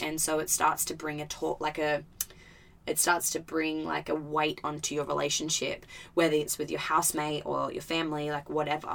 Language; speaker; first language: English; native; English